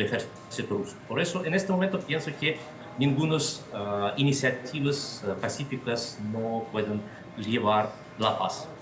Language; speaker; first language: Spanish; non-native, fluent; Russian